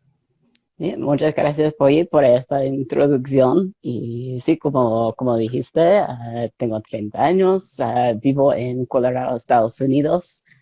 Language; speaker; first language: Spanish; non-native, fluent; English